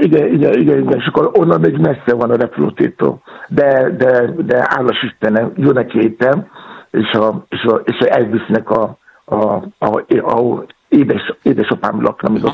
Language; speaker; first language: Hungarian; non-native, fluent; Yoruba